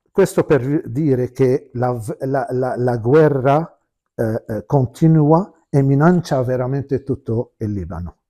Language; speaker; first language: Italian; non-native, fluent; Arabic